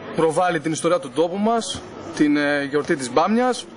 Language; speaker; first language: Greek; native; Greek